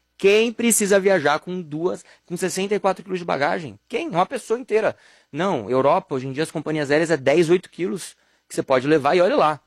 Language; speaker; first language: Portuguese; native; Portuguese